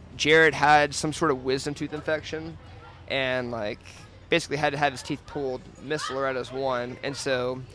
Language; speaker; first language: English; native; English